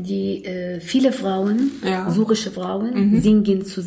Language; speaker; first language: German; non-native, learner; Arabic